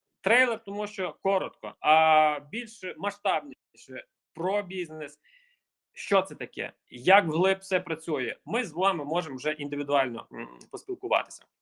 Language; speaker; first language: Ukrainian; native; Ukrainian